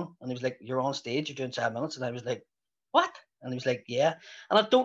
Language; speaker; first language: English; native; English